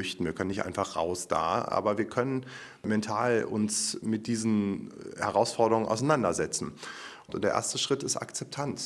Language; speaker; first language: German; native; German